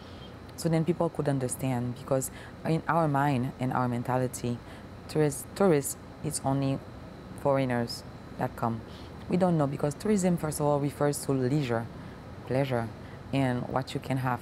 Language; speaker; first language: English; non-native, local second language; Haitian Creole